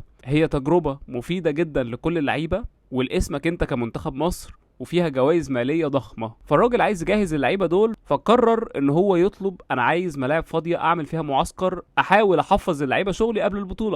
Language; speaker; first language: Arabic; native; Arabic